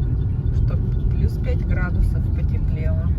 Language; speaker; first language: Russian; native; Russian